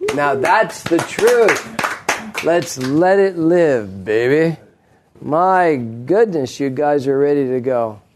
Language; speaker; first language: English; native; English